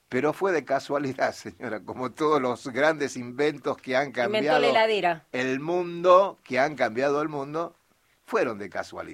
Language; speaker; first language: Spanish; native; Spanish